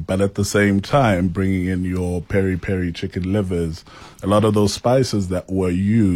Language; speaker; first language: English; non-native, local second language; Xhosa